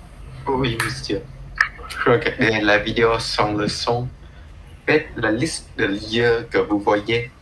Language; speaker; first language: French; non-native, learner; Vietnamese